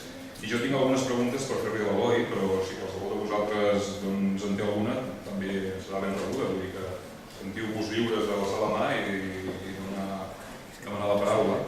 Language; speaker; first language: Catalan; native; Catalan